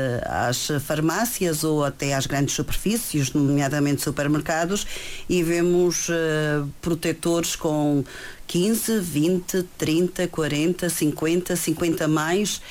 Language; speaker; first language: Portuguese; native; Portuguese